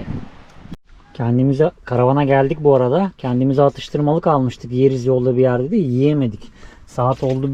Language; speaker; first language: Turkish; native; Turkish